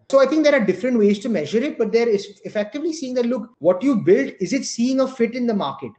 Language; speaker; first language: English; non-native, local second language; Gujarati